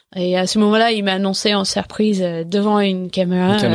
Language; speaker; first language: French; non-native, fluent; English